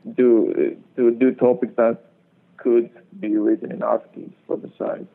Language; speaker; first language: English; non-native, fluent; Greek